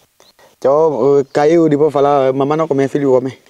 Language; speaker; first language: Vietnamese; non-native, learner; Portuguese